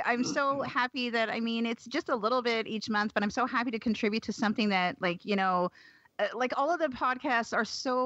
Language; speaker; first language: English; native; English